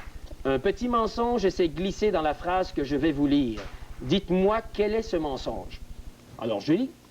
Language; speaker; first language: French; native; French